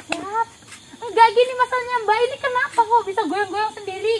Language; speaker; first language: Indonesian; native; Indonesian